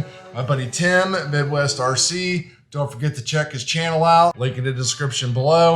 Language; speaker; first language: English; native; English